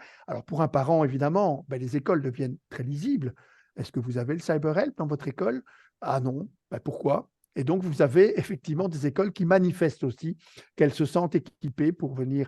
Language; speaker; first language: French; native; French